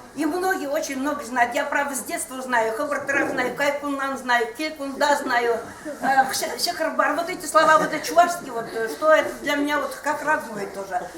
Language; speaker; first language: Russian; non-native, local second language; Udmurt